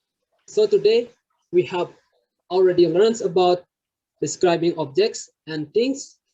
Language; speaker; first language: English; non-native, learner; Indonesian